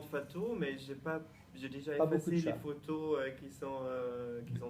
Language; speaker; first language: French; non-native, learner; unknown